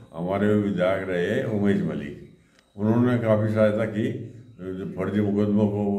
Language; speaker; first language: Hindi; native; Hindi